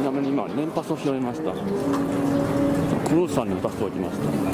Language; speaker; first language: Japanese; native; Japanese